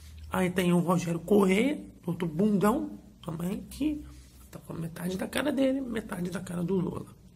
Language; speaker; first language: Portuguese; native; Portuguese